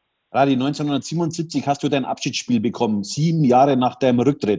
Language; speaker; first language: German; native; German